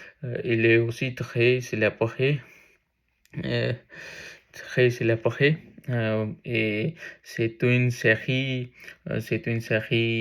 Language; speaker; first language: French; non-native, learner; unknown